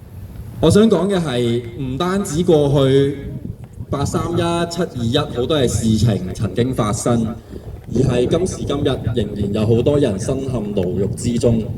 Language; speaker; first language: Cantonese; native; Cantonese